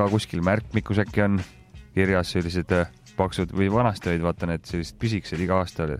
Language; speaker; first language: Estonian; native; Estonian